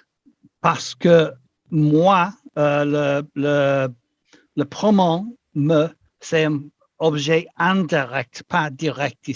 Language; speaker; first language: French; non-native, fluent; English